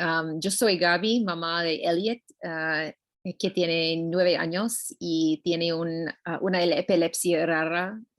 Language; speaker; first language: Spanish; non-native, learner; English